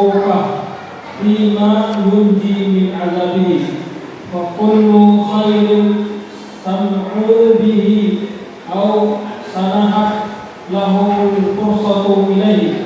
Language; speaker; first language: Arabic; non-native, fluent; Indonesian